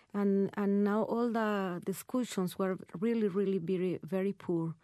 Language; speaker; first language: English; non-native, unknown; Spanish